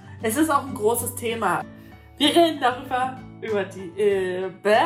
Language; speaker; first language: German; native; German